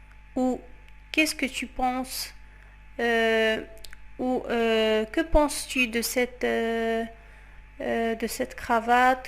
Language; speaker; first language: French; non-native, fluent; Arabic